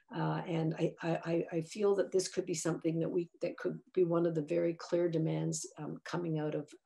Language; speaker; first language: English; native; English